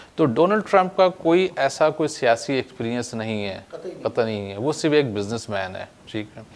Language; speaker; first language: Urdu; native; Urdu